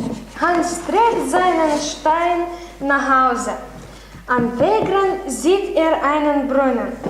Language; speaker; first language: German; non-native, learner; Lithuanian